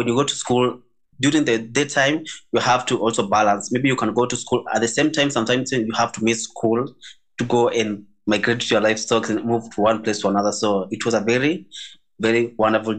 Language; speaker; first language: English; non-native, local second language; Masai